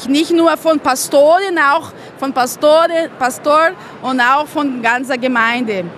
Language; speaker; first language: German; non-native, fluent; Portuguese